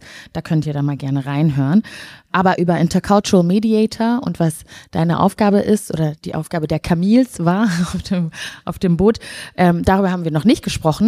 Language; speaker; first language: German; native; German